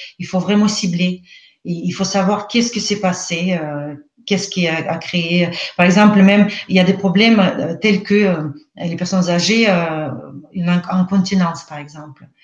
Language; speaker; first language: French; non-native, fluent; Russian